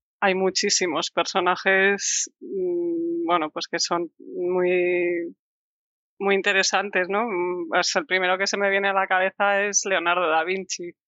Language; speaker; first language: Spanish; native; Spanish